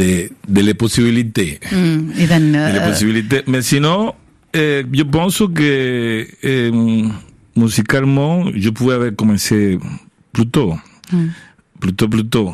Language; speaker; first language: French; non-native, fluent; Spanish